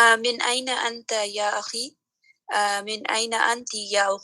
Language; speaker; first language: Arabic; non-native, learner; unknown